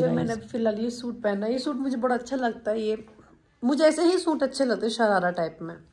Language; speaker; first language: Hindi; native; Hindi